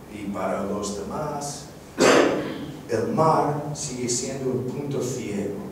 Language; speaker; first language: Spanish; non-native, fluent; English